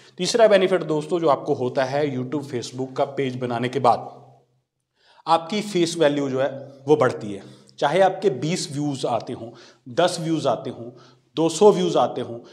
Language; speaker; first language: Hindi; non-native, local second language; Punjabi